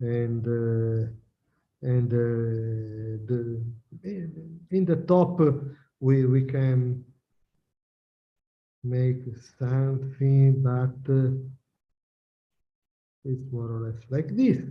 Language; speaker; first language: English; non-native, learner; Italian